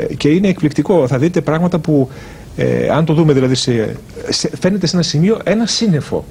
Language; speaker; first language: Greek; native; Greek